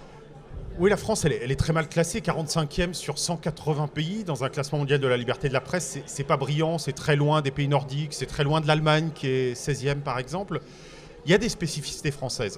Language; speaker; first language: French; native; French